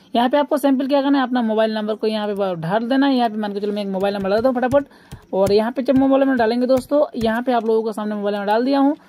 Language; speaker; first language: Hindi; non-native, local second language; Bangla